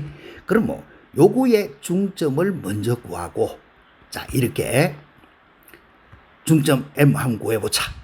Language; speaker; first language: Korean; native; Korean